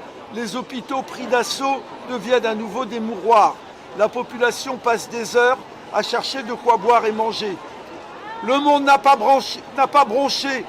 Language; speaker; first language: French; native; French